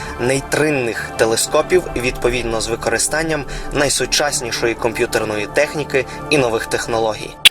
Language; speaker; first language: Ukrainian; native; Ukrainian